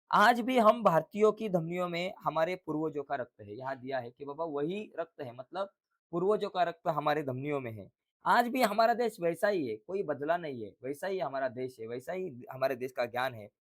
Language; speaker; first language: Hindi; non-native, local second language; Marathi